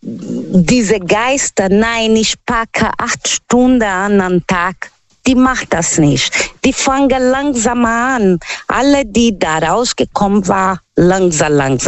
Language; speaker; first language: German; non-native, learner; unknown